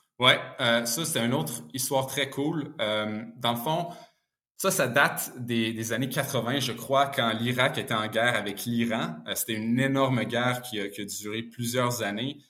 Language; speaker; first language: French; early bilingual, other home language; Bosnian